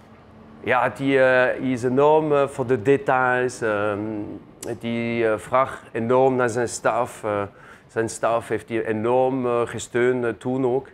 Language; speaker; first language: Dutch; non-native, fluent; German